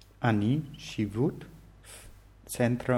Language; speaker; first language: Russian; non-native, learner; German